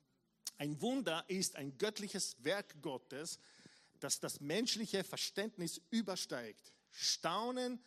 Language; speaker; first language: German; non-native, fluent; English